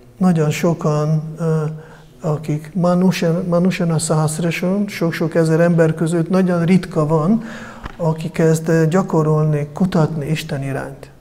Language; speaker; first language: Hungarian; non-native, fluent; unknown